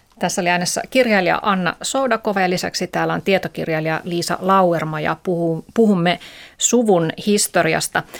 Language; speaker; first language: Finnish; native; Finnish